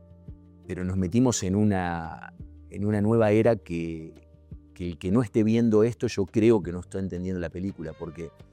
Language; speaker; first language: Spanish; native; Spanish